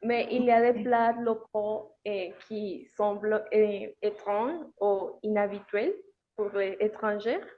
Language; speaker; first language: French; non-native, learner; Spanish